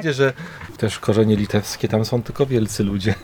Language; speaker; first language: Polish; native; Polish